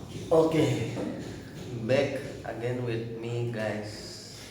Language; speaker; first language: English; non-native, learner; Indonesian